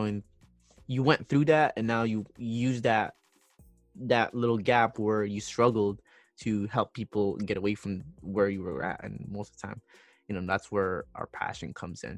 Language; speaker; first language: English; non-native, local second language; Filipino